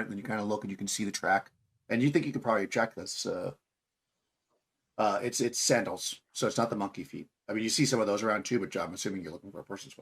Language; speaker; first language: English; native; English